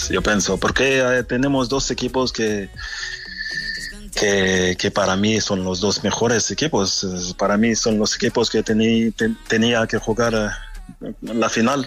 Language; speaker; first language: Spanish; non-native, fluent; French